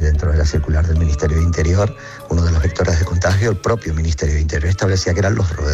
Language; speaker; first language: Spanish; native; Spanish